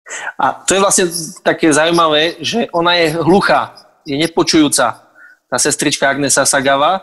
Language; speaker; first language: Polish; non-native, learner; Slovak